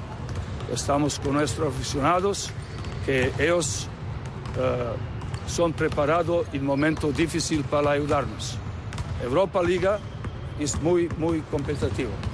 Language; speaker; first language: Spanish; non-native, learner; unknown